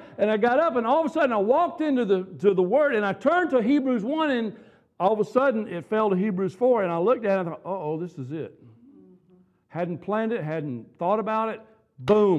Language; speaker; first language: English; native; English